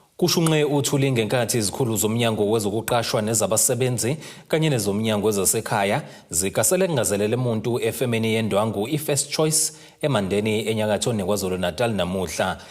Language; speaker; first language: Zulu; native; Zulu